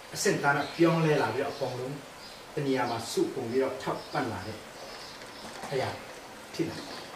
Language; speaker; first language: Burmese; non-native, local second language; Tedim Chin